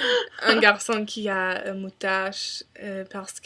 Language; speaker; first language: French; non-native, learner; English